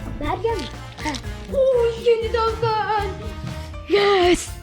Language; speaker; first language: Turkish; early bilingual, heritage; Turkish